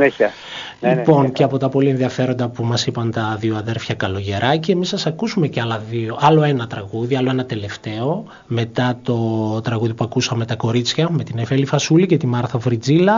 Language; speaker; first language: Greek; native; Greek